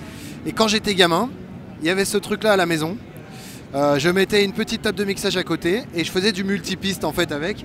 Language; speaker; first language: French; native; French